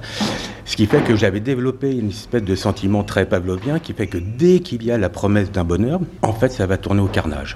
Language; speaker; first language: French; native; French